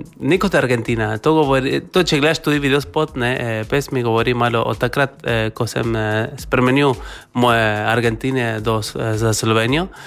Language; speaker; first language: Slovenian; non-native, fluent; Spanish